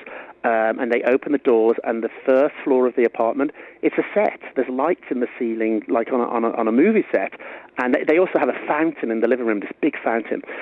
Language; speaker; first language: English; native; English